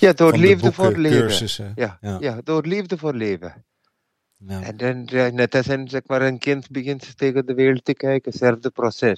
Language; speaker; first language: Dutch; non-native, fluent; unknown